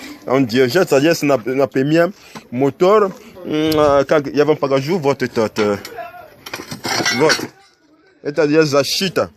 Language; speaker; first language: Russian; non-native, learner; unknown